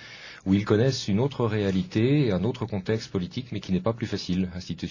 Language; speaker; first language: French; native; French